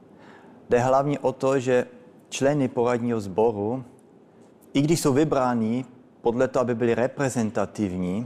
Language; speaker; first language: Czech; early bilingual, heritage; Czech